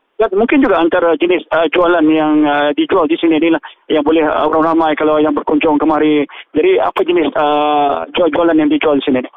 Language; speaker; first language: Malay; native; Malay